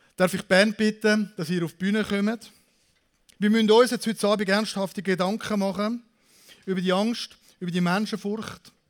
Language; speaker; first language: German; native; German